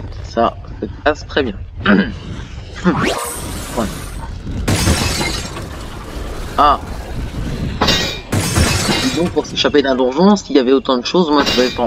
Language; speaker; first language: French; native; French